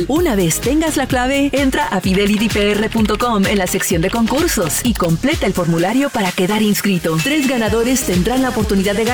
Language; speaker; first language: Spanish; native; Spanish